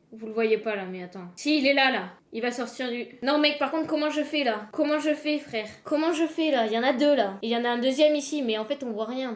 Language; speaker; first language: French; native; French